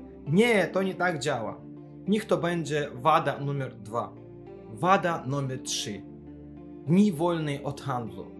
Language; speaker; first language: Polish; non-native, fluent; Azerbaijani